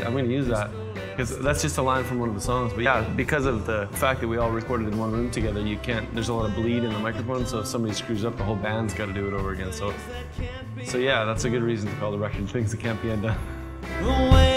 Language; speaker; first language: English; native; English